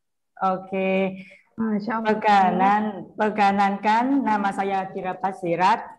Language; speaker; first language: Indonesian; non-native, learner; Thai